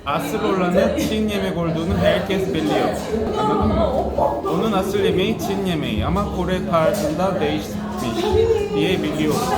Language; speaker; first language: Turkish; non-native, learner; Korean